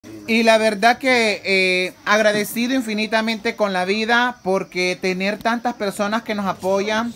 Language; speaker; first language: Spanish; native; Spanish